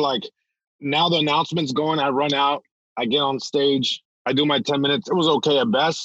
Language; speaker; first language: English; early bilingual, other home language; Spanish